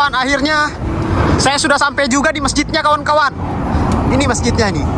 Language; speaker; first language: Indonesian; native; Indonesian